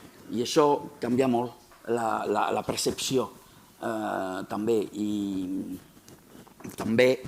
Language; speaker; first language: Catalan; non-native, fluent; French